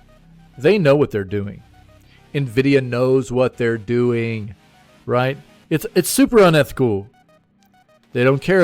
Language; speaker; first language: English; native; English